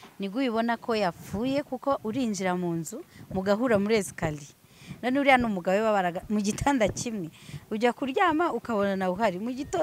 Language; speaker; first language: Kinyarwanda; early bilingual, heritage; Swahili